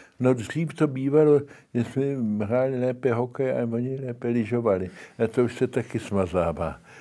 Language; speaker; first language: Czech; early bilingual, heritage; Czech